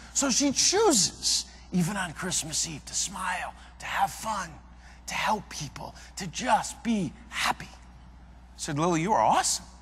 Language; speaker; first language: English; native; English